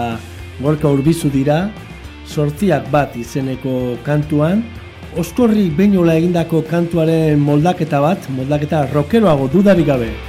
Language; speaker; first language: Basque; native; Basque